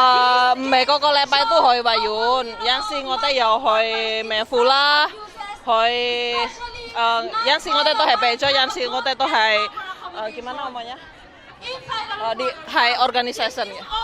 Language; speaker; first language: Cantonese; non-native, fluent; Indonesian